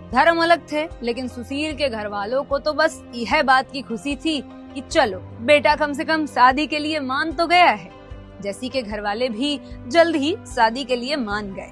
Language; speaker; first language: Hindi; native; Hindi